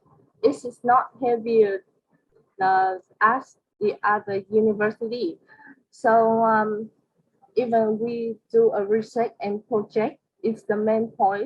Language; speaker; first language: English; non-native, learner; Vietnamese